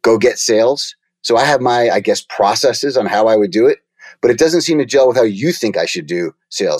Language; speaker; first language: English; native; English